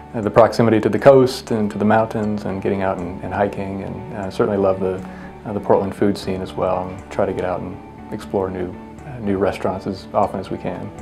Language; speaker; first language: English; native; English